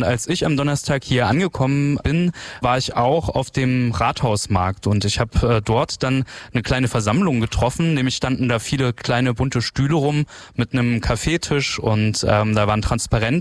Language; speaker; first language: German; native; German